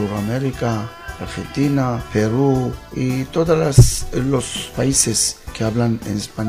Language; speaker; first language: Spanish; non-native, learner; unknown